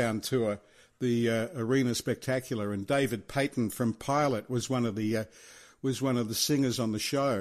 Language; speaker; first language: English; native; English